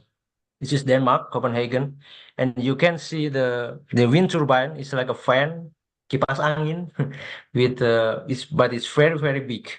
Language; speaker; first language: English; non-native, fluent; Indonesian